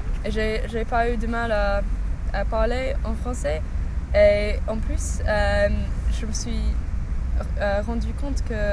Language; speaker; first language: French; non-native, learner; English